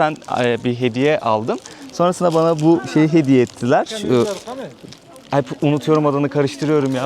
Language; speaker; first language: Turkish; native; Turkish